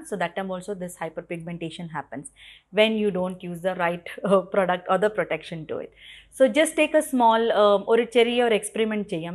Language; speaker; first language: English; non-native, local second language; Malayalam